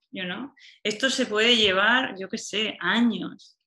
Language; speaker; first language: Spanish; native; Spanish